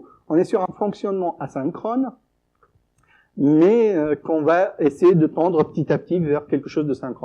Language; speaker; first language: French; native; French